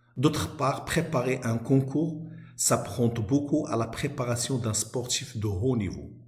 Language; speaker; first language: French; non-native, local second language; Arabic